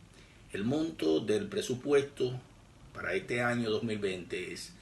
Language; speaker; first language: Spanish; native; Spanish